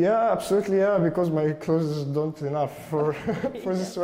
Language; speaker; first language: English; non-native, learner; Arabic